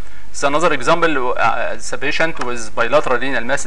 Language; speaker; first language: English; non-native, fluent; Arabic